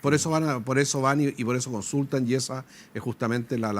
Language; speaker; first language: Spanish; native; Spanish